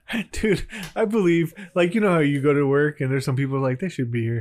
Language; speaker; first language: English; early bilingual, other home language; Spanish